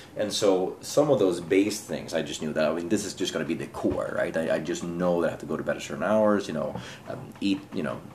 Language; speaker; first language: English; non-native, fluent; Swedish